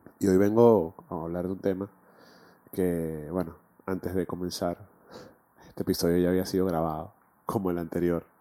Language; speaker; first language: Spanish; native; Spanish